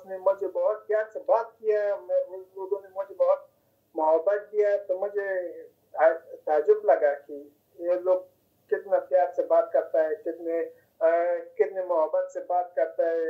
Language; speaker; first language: Hindi; non-native, fluent; Persian